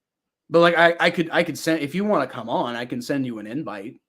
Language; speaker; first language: English; native; English